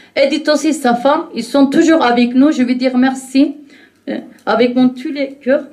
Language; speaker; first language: French; non-native, learner; Kurdish